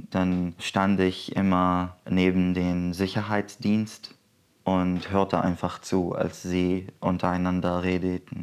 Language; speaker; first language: German; non-native, fluent; Arabic